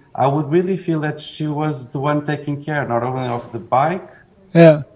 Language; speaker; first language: English; non-native, fluent; Portuguese